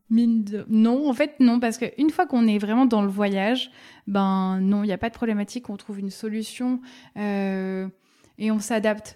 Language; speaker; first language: French; native; French